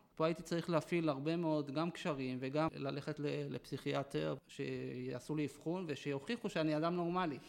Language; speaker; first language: Hebrew; non-native, local second language; Yiddish